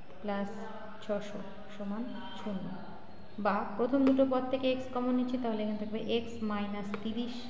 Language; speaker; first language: Bangla; native; Bangla